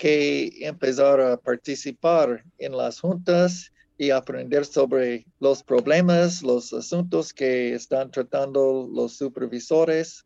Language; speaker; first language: Spanish; non-native, fluent; English